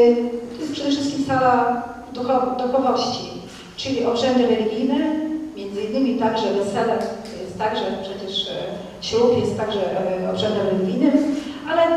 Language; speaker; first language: Polish; native; Polish